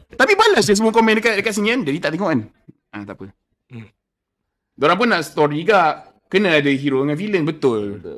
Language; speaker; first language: Malay; non-native, local second language; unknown